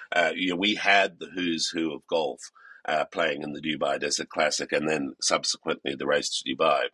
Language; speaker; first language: English; native; English